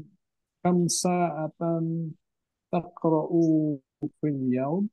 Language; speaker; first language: Arabic; non-native, learner; Indonesian